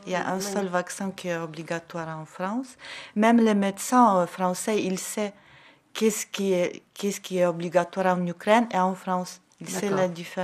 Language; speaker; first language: French; non-native, learner; Ukrainian